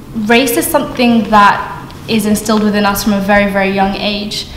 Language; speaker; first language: English; native; English